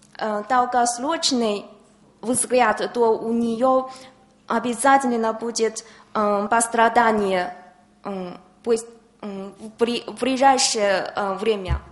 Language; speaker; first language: Russian; non-native, learner; Chinese